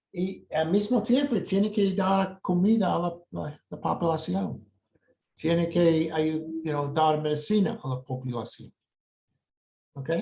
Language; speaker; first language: Spanish; non-native, fluent; English